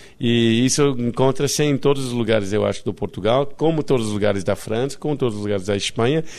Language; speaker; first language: Portuguese; non-native, fluent; English